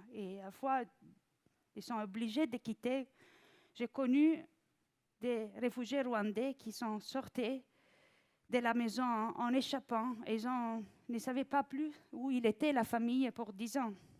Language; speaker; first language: French; non-native, fluent; Italian